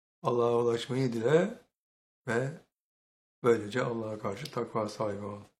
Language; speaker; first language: Turkish; native; Turkish